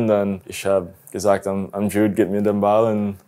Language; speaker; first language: German; non-native, learner; English